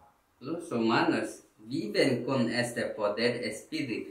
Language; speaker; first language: Spanish; non-native, learner; Korean